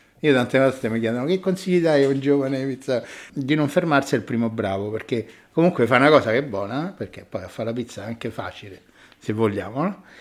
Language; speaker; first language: Italian; native; Italian